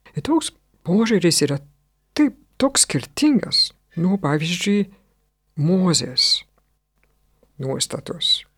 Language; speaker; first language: Lithuanian; non-native, fluent; French